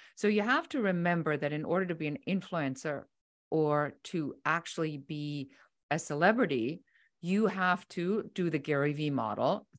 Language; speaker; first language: English; non-native, fluent; German